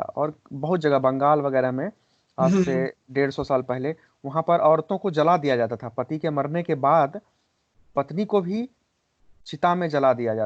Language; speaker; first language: Hindi; native; Hindi